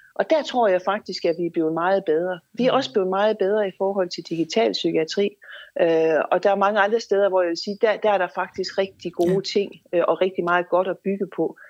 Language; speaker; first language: Danish; native; Danish